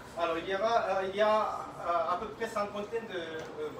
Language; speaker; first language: French; non-native, fluent; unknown